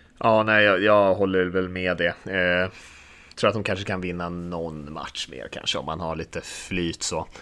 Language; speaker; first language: Swedish; native; Swedish